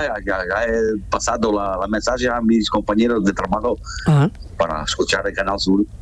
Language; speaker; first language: Spanish; non-native, fluent; Portuguese